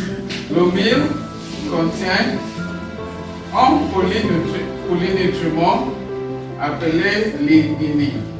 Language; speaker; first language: French; non-native, learner; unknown